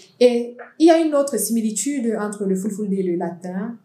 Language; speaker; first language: French; non-native, local second language; Fula